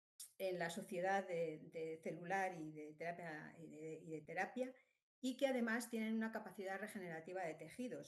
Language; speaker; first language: Spanish; native; Spanish